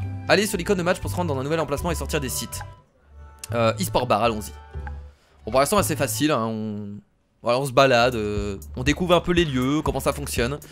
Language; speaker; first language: French; native; French